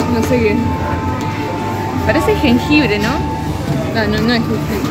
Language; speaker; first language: Spanish; non-native, fluent; French